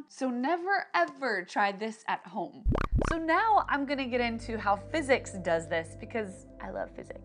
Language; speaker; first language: English; native; English